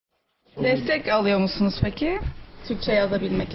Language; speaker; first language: Turkish; native; Turkish